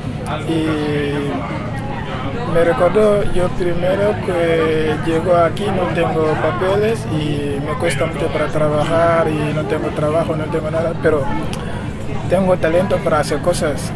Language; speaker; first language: Spanish; non-native, learner; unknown